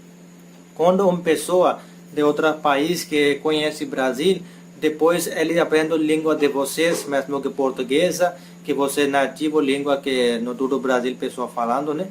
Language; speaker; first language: Portuguese; non-native, learner; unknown